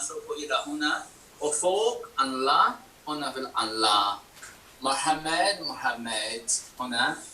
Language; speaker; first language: Arabic; non-native, fluent; Chinese